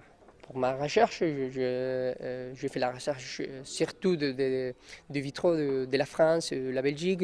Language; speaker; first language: French; non-native, learner; Spanish